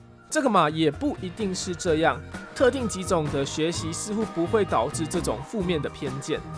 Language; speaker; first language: Chinese; early bilingual, heritage; Chinese